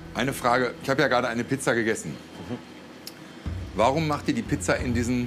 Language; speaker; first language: German; native; German